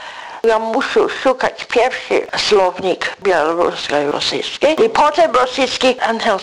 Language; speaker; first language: Ukrainian; early bilingual, heritage; English